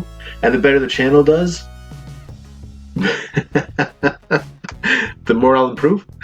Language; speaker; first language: English; native; English